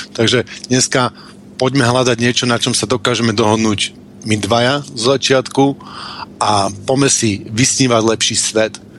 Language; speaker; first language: Slovak; native; Slovak